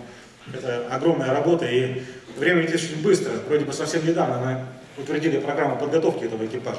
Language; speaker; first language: Russian; native; Russian